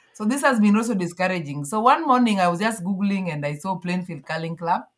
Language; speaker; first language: English; non-native, local second language; Luo (Kenya and Tanzania)